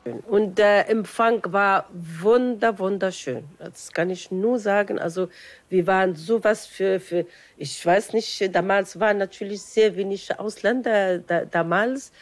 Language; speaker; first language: German; non-native, fluent; Arabic